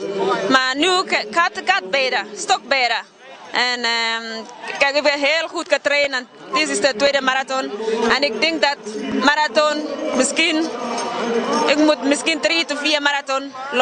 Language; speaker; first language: Dutch; non-native, learner; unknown